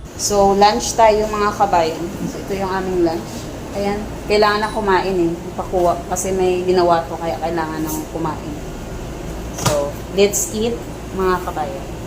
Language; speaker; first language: Filipino; native; Filipino